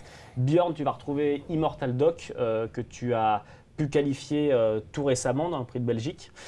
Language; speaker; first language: French; native; French